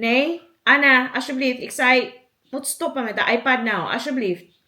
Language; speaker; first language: Dutch; non-native, learner; Cebuano